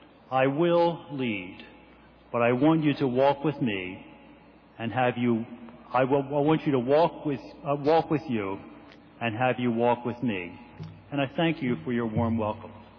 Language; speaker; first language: English; native; English